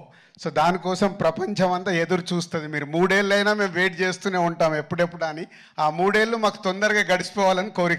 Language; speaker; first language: Telugu; native; Telugu